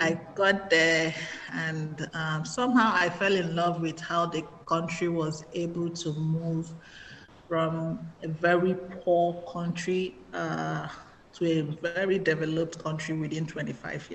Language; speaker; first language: English; non-native, local second language; Igbo